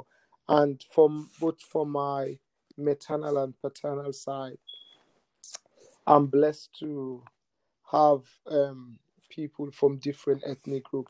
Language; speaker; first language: English; non-native, local second language; Mandingo